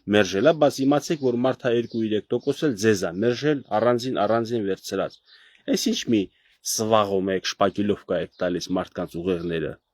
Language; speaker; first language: Armenian; native; Armenian